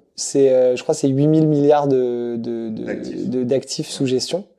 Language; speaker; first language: French; native; French